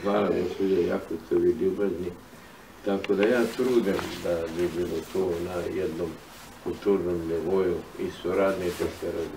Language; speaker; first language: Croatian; non-native, fluent; Arabic